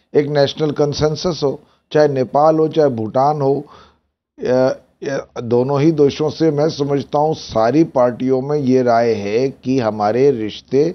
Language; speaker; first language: Hindi; native; Hindi